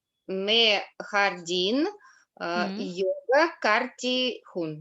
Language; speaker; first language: Hindi; non-native, learner; Russian